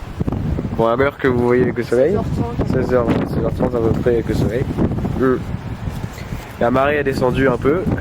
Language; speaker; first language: French; native; French